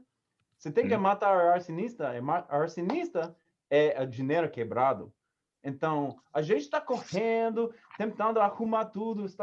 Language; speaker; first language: Portuguese; non-native, learner; English